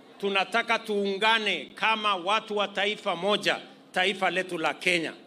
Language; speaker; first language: Swahili; non-native, local second language; Kalenjin